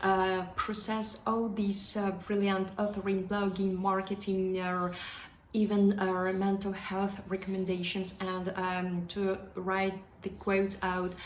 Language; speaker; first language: English; non-native, fluent; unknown